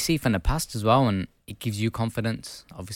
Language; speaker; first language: English; native; English